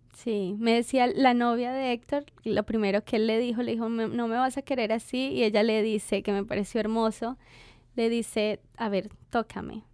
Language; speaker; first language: Spanish; native; Spanish